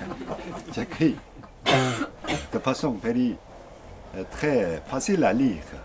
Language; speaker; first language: French; non-native, learner; Korean